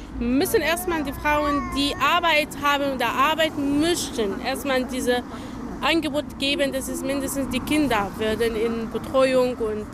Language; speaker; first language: German; non-native, learner; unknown